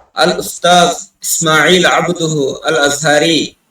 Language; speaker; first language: Arabic; non-native, learner; Bangla